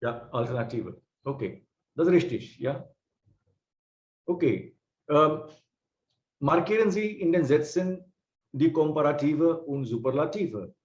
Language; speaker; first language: German; non-native, fluent; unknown